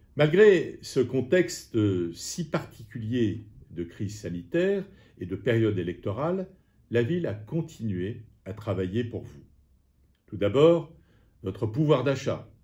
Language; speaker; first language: French; native; French